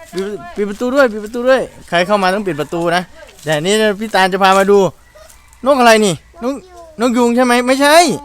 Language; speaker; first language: Thai; native; Thai